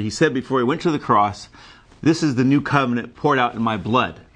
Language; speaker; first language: English; native; English